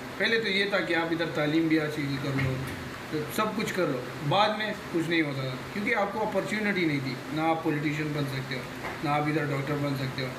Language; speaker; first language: Urdu; early bilingual, heritage; Hindi